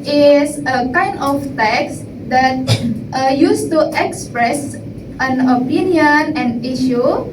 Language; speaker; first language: English; non-native, learner; Indonesian